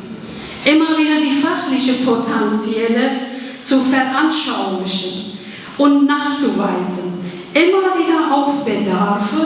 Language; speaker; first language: German; non-native, fluent; Kurdish